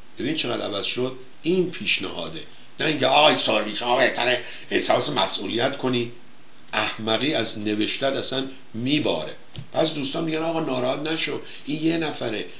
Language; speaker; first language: Persian; native; Persian